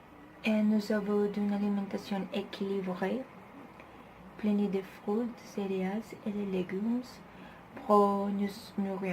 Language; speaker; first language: French; non-native, learner; Spanish